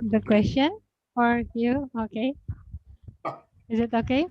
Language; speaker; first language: English; non-native, fluent; Indonesian